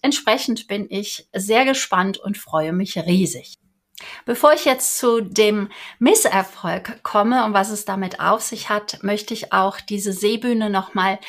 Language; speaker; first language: German; native; German